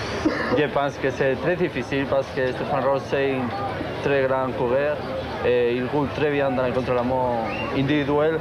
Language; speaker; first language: French; non-native, learner; Spanish